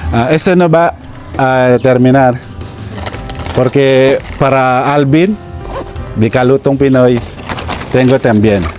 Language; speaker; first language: Spanish; non-native, learner; Filipino